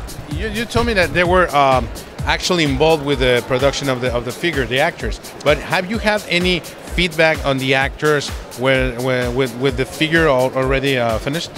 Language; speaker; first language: English; non-native, learner; Spanish